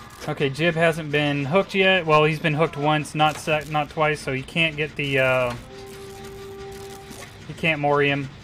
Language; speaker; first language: English; native; English